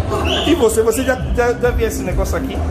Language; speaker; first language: Portuguese; non-native, learner; Igbo